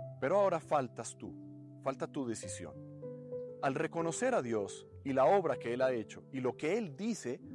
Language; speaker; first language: Spanish; native; Spanish